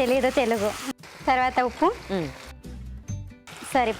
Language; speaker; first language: Telugu; non-native, local second language; Marathi